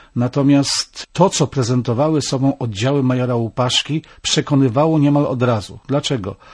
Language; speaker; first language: Polish; native; Polish